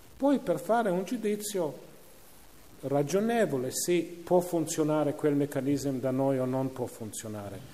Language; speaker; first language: Italian; non-native, fluent; English